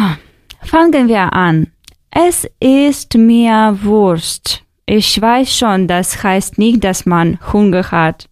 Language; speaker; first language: German; non-native, fluent; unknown